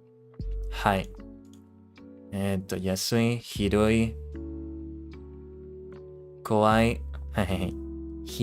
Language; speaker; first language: Japanese; non-native, learner; English